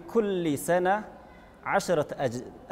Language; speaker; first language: Arabic; non-native, learner; Chinese